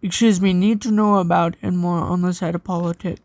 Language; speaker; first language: English; native; English